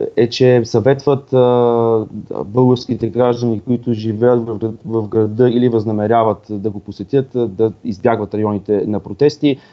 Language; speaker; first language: Bulgarian; native; Bulgarian